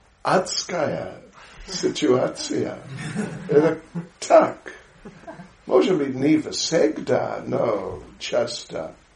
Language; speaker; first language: Russian; non-native, learner; English